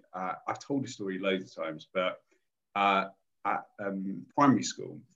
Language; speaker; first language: English; native; English